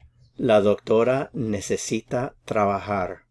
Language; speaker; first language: Spanish; non-native, fluent; English